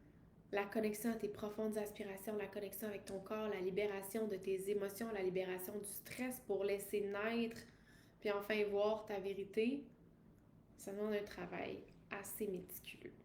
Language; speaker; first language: French; native; French